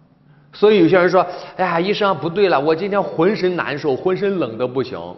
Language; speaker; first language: Chinese; native; Chinese